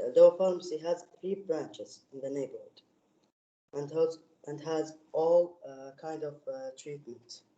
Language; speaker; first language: English; non-native, learner; Arabic